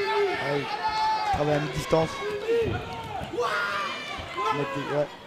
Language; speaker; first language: French; native; French